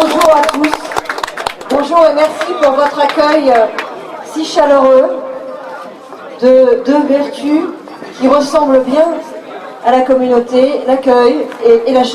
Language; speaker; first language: French; native; French